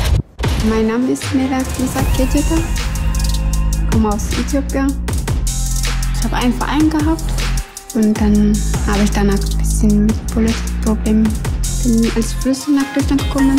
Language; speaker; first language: German; non-native, learner; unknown